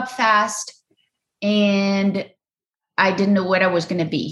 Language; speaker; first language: English; non-native, fluent; Portuguese